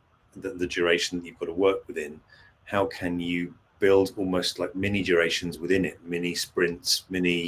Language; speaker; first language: English; native; English